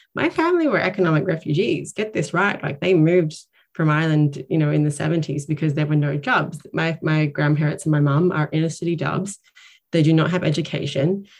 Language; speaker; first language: English; native; English